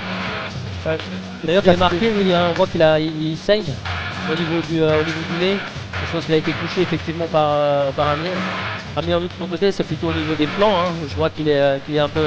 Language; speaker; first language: French; native; French